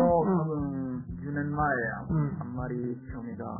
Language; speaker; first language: Japanese; non-native, learner; Italian